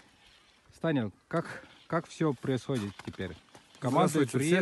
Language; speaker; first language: Russian; native; Russian